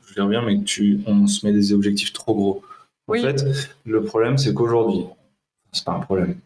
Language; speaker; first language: French; native; French